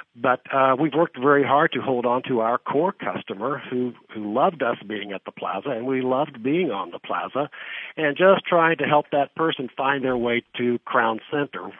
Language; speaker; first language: English; native; English